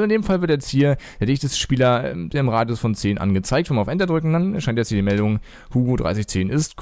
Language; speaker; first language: German; native; German